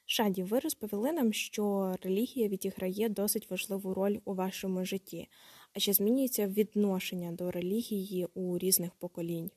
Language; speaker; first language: Ukrainian; native; Ukrainian